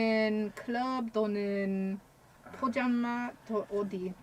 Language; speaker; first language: Korean; non-native, learner; English